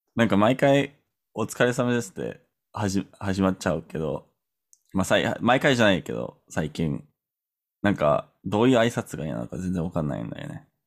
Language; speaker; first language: Japanese; non-native, fluent; English